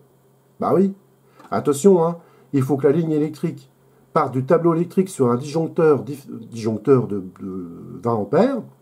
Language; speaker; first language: French; native; French